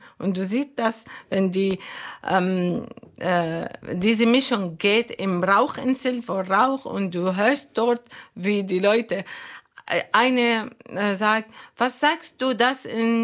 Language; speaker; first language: German; non-native, learner; Arabic